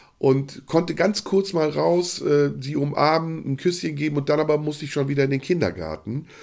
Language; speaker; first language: German; early bilingual, other home language; Turkish